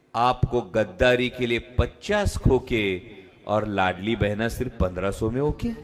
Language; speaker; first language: Hindi; non-native, local second language; Marathi